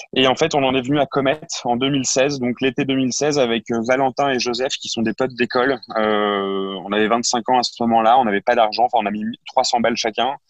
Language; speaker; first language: French; native; French